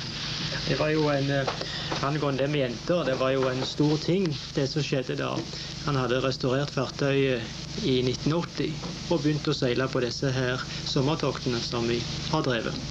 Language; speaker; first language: Norwegian; native; Norwegian